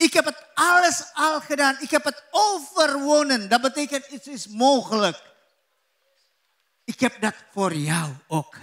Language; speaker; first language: Dutch; non-native, learner; Indonesian